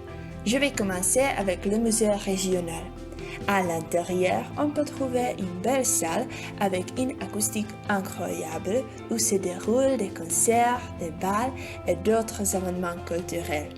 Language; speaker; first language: French; non-native, fluent; Czech